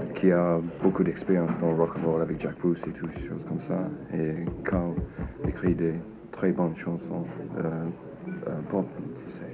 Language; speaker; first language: French; non-native, fluent; English